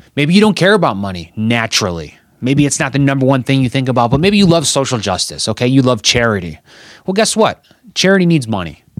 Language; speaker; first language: English; native; English